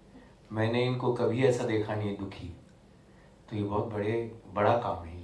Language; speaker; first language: Hindi; native; Hindi